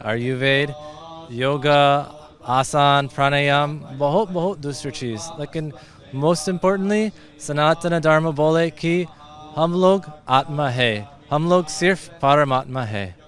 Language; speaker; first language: Hindi; non-native, learner; English